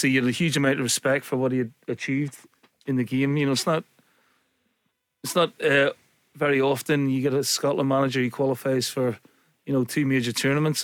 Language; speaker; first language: English; native; English